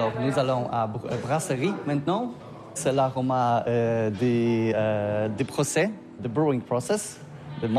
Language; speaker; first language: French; non-native, learner; Polish